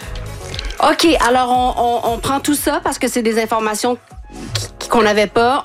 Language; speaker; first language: French; native; French